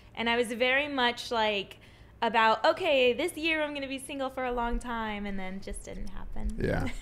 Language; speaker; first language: English; native; English